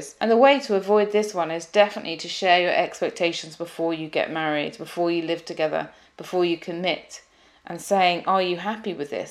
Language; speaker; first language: English; native; English